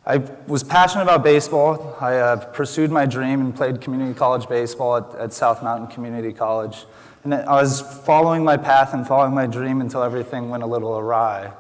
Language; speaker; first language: English; native; English